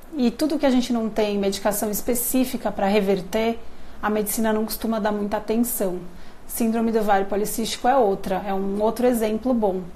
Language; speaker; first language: Portuguese; native; Portuguese